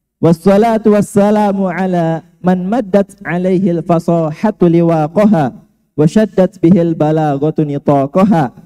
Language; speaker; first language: Arabic; non-native, learner; Indonesian